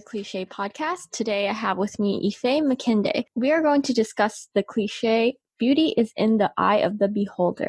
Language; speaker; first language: English; native; English